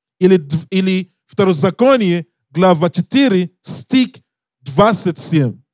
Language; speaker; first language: Russian; non-native, learner; English